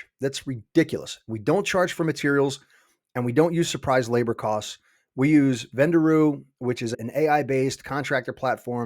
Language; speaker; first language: English; native; English